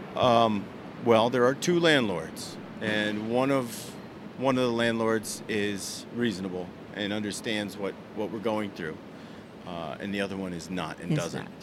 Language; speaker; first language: English; native; English